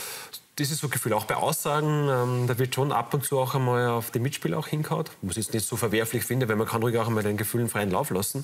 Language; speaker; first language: German; native; German